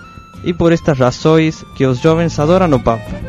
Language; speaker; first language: Portuguese; non-native, learner; Spanish